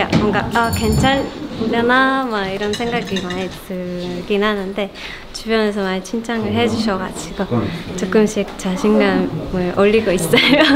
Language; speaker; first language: Korean; non-native, fluent; Japanese